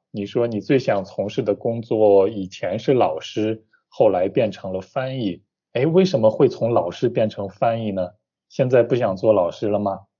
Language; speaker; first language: Chinese; native; Chinese